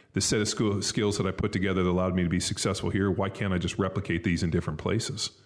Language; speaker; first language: English; native; English